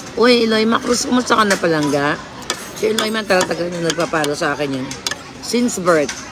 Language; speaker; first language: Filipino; non-native, local second language; Cebuano